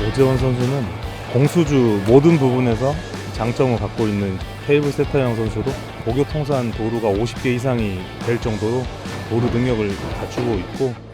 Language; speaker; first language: Korean; native; Korean